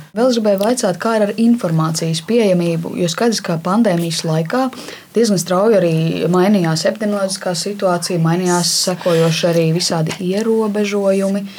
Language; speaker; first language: Latvian; native; Latvian